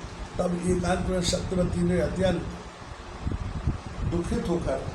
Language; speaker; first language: Hindi; native; Hindi